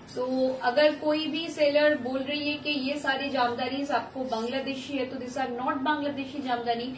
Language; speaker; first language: Hindi; non-native, local second language; Bangla